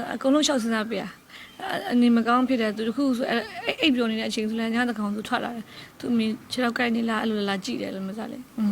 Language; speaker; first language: Burmese; non-native, local second language; S'gaw Karen